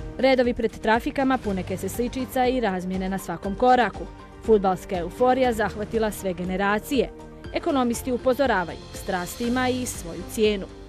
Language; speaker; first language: Bosnian; native; Bosnian